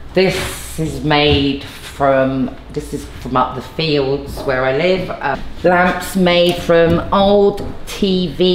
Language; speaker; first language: English; native; English